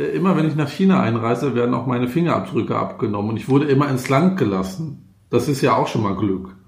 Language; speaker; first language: German; native; German